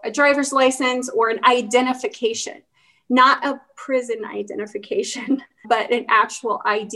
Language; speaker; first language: English; native; English